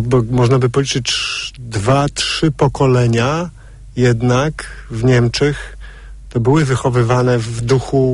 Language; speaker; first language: Polish; native; Polish